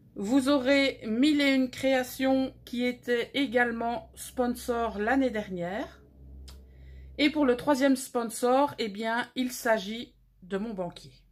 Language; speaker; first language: French; native; French